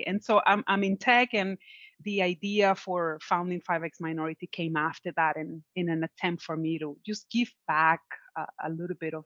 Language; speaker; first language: English; non-native, fluent; Spanish